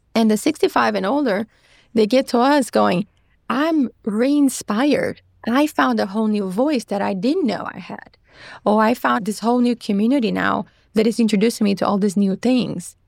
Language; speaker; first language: English; non-native, fluent; Portuguese